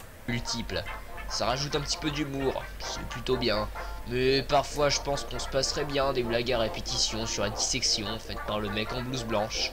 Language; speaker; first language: French; native; French